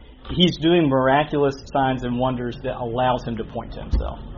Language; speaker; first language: English; native; English